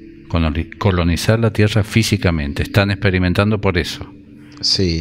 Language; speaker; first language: Spanish; native; Spanish